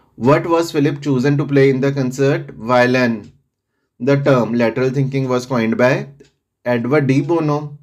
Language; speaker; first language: English; non-native, local second language; Punjabi